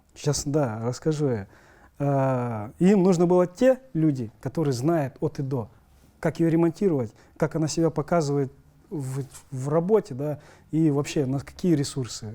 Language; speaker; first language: Russian; native; Russian